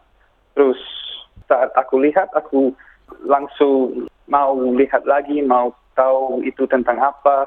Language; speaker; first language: Indonesian; non-native, learner; English